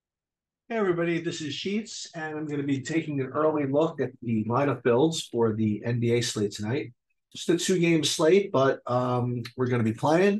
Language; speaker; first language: English; native; English